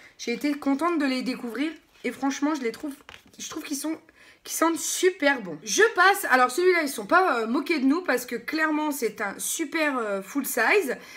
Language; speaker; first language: French; native; French